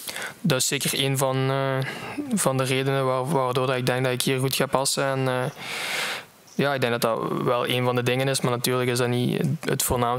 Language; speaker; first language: Dutch; native; Dutch